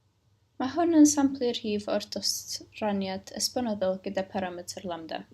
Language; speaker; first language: Welsh; native; Welsh